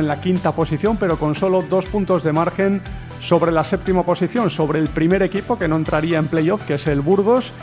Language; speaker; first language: Spanish; native; Spanish